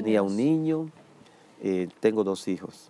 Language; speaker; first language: Spanish; native; Spanish